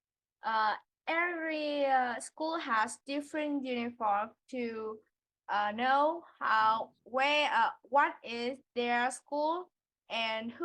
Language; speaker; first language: English; non-native, learner; Vietnamese